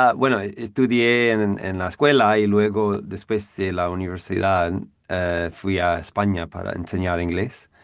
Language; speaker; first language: Spanish; non-native, fluent; English